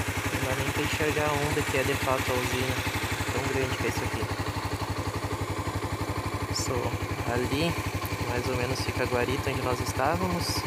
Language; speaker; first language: Portuguese; native; Portuguese